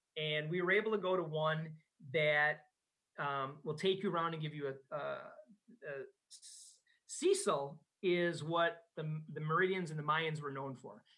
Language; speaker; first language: English; native; English